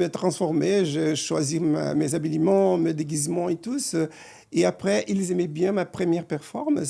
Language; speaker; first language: French; non-native, fluent; Portuguese